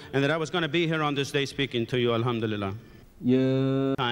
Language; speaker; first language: English; native; English